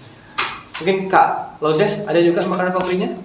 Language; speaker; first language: Indonesian; native; Indonesian